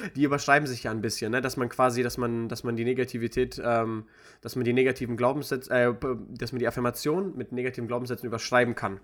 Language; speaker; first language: German; early bilingual, other home language; Russian